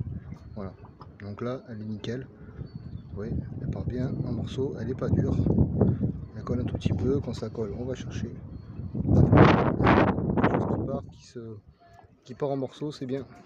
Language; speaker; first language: French; native; French